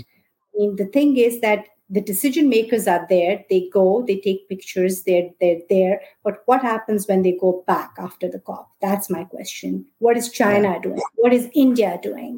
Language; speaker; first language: English; non-native, local second language; Urdu